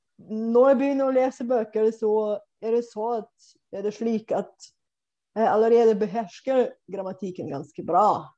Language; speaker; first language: Norwegian; non-native, fluent; Bulgarian